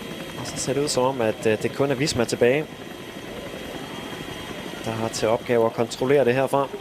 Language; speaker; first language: Danish; native; Danish